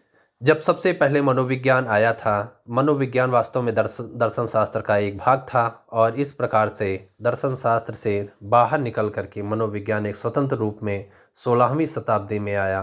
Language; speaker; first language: Hindi; native; Hindi